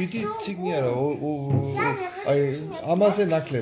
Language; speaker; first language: Georgian; non-native, learner; German